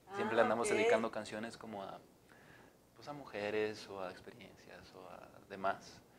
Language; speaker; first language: Spanish; native; Spanish